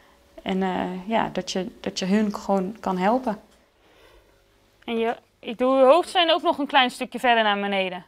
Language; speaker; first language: Dutch; native; Dutch